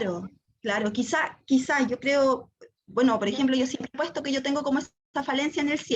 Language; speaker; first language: Spanish; native; Spanish